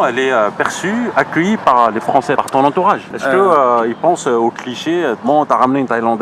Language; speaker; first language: French; native; French